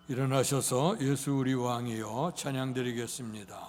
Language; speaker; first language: Korean; native; Korean